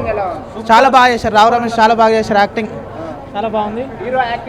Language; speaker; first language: Telugu; native; Telugu